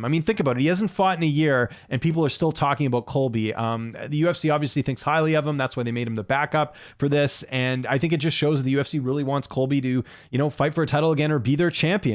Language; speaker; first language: English; native; English